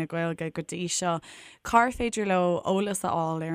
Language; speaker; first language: Irish; native; Irish